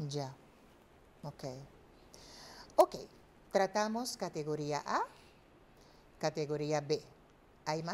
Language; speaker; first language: Spanish; non-native, fluent; Papiamento